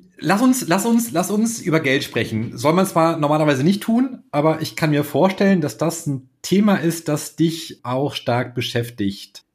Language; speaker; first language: German; native; German